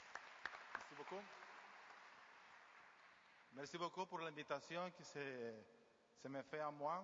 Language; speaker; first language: French; non-native, learner; Spanish